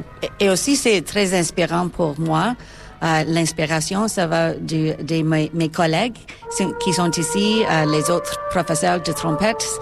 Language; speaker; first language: French; non-native, local second language; English